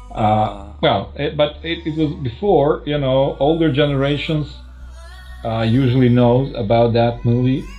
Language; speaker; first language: English; non-native, fluent; Croatian